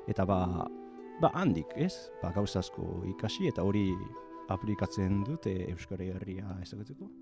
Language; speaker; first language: Basque; non-native, fluent; Japanese